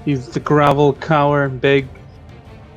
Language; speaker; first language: English; native; English